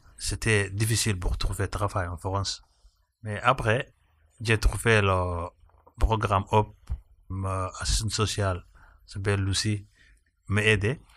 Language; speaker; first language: French; non-native, learner; Somali